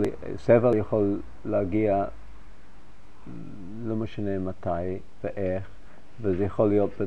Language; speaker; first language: Hebrew; non-native, fluent; English